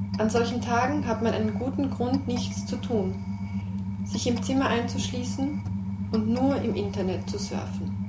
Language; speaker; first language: German; non-native, fluent; Georgian